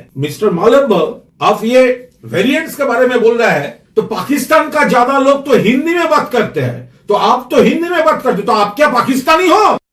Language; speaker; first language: Hindi; non-native, local second language; Bangla